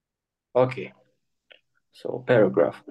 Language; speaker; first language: English; non-native, fluent; Kyrgyz